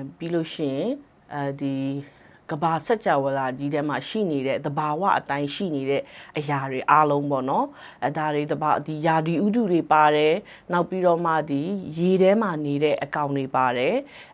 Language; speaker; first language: Burmese; non-native, local second language; Kachin